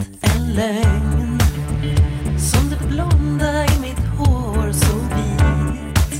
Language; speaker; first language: Swedish; native; Swedish